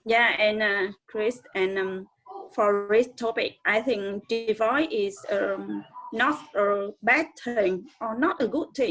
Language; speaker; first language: English; non-native, learner; Vietnamese